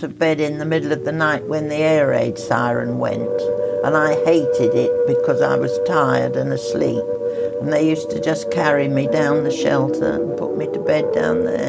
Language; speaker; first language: English; native; English